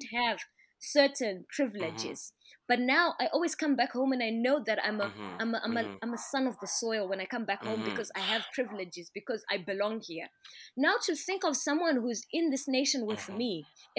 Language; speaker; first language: English; non-native, local second language; Shona